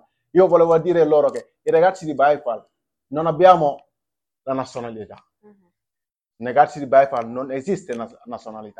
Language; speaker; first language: Italian; non-native, fluent; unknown